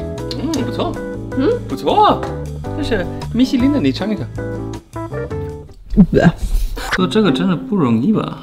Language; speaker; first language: Chinese; non-native, fluent; German